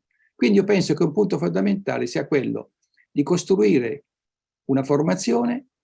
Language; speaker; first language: Italian; native; Italian